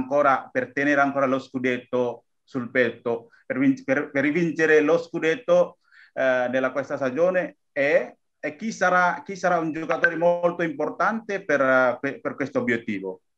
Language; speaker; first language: Italian; non-native, learner; Indonesian